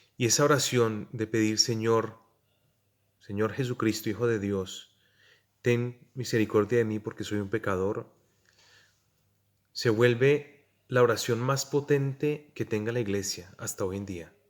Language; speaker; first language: Spanish; native; Spanish